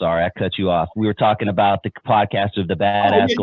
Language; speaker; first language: English; native; English